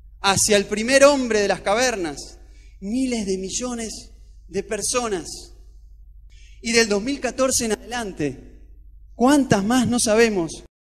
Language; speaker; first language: Spanish; native; Spanish